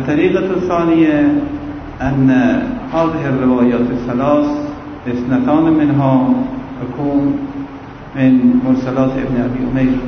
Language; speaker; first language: Arabic; non-native, fluent; Persian